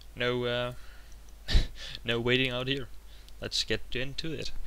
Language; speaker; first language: English; non-native, fluent; Danish